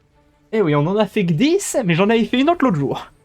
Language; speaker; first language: French; native; French